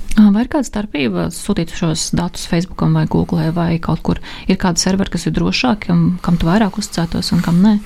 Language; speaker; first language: Latvian; native; Latvian